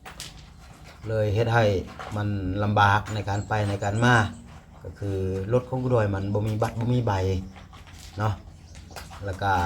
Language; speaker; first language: Thai; non-native, local second language; Lao